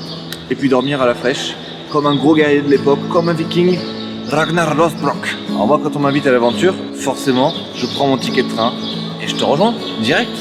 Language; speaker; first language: French; native; French